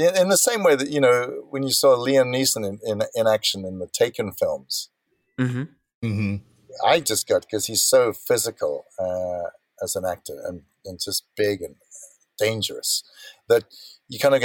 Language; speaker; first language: English; native; English